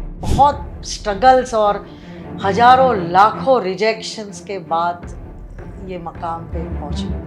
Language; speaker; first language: Hindi; non-native, local second language; Marwari